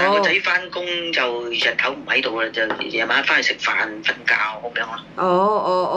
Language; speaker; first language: Cantonese; native; Cantonese